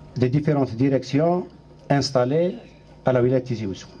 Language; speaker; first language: French; non-native, local second language; Arabic